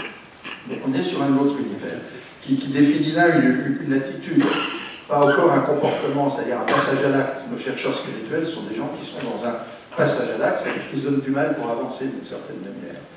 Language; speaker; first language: French; native; French